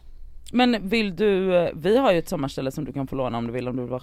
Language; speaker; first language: Swedish; native; Swedish